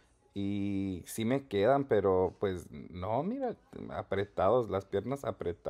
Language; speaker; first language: Spanish; early bilingual, heritage; Spanish